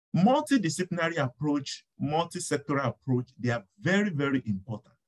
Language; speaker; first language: English; non-native, local second language; Yoruba